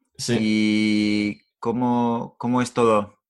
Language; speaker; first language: Spanish; non-native, fluent; English